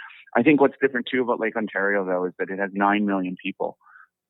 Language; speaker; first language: English; native; English